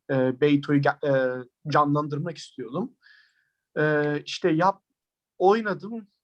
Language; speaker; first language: Turkish; early bilingual, heritage; Turkish